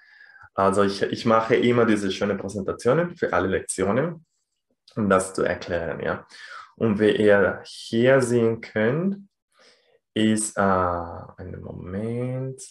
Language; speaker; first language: German; non-native, fluent; Spanish